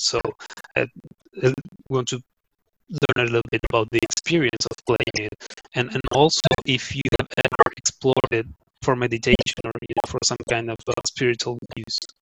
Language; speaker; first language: English; non-native, fluent; Spanish